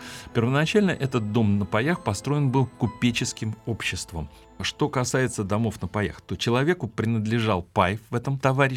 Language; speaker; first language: Russian; native; Russian